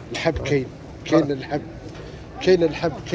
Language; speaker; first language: Arabic; native; Arabic